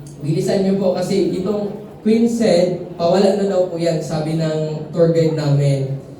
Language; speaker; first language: Filipino; non-native, local second language; Cebuano